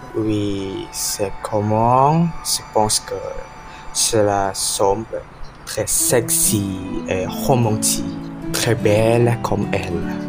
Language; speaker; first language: French; non-native, learner; Indonesian